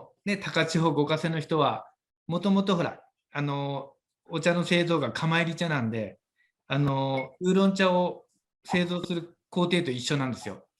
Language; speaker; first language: Japanese; native; Japanese